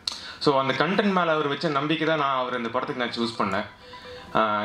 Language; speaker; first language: Tamil; native; Tamil